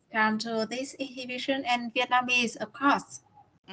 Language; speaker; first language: English; non-native, learner; Vietnamese